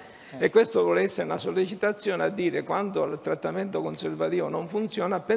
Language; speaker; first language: Italian; native; Italian